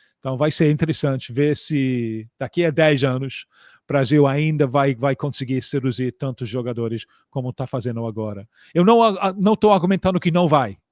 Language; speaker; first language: Portuguese; non-native, fluent; English